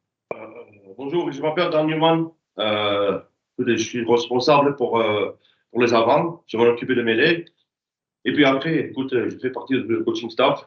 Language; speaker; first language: French; non-native, fluent; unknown